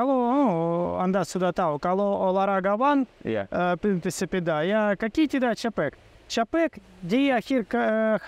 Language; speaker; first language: Indonesian; non-native, learner; Russian